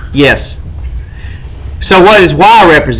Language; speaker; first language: English; native; English